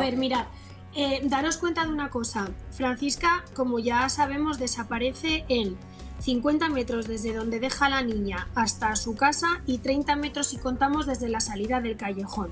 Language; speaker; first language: Spanish; native; Spanish